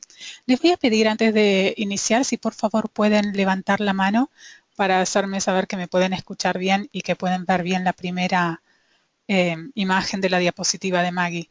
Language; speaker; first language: Spanish; native; Spanish